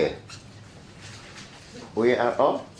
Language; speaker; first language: English; non-native, fluent; Spanish